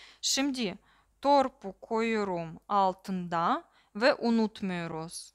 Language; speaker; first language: Turkish; non-native, learner; Russian